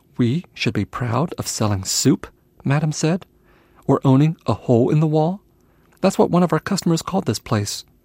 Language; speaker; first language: English; early bilingual, other home language; Vietnamese